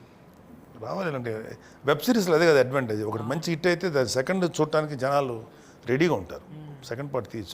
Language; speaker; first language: Telugu; native; Telugu